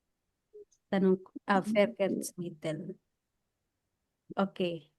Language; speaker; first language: German; non-native, fluent; Filipino